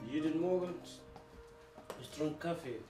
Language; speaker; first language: German; non-native, learner; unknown